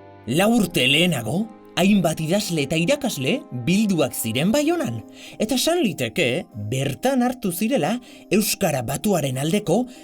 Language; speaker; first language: Basque; native; Basque